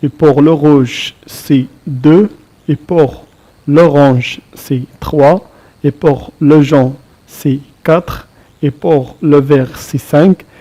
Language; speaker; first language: French; non-native, local second language; Arabic